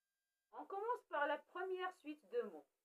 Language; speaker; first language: French; non-native, local second language; Arabic